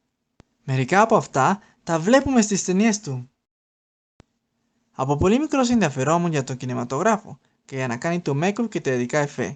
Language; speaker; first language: Greek; non-native, learner; Spanish